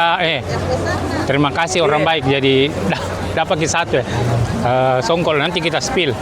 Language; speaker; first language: Indonesian; native; Indonesian